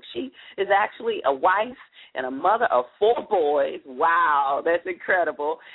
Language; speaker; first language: English; native; English